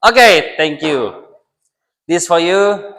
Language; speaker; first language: English; non-native, learner; Indonesian